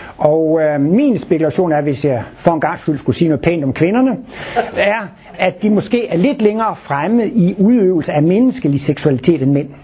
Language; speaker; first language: Danish; native; Danish